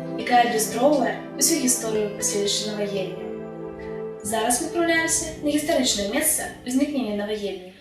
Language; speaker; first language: Belarusian; native; Belarusian